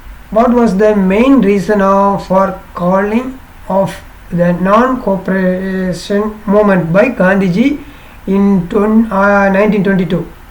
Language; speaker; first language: English; non-native, local second language; Tamil